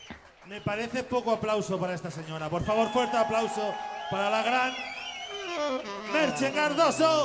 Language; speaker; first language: Spanish; native; Spanish